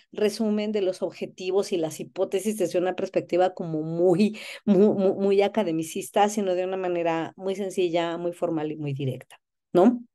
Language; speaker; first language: Spanish; native; Spanish